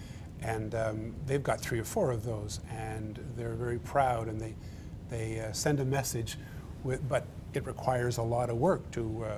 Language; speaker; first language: English; native; English